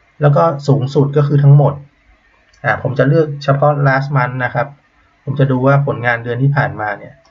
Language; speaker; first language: Thai; native; Thai